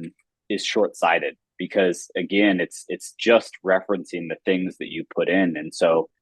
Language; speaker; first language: English; native; English